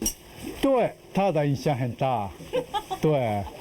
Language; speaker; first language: Chinese; non-native, fluent; Japanese